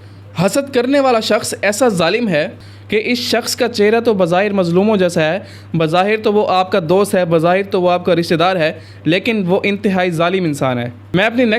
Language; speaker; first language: Urdu; native; Urdu